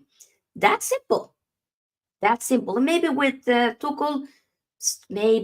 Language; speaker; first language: English; native; English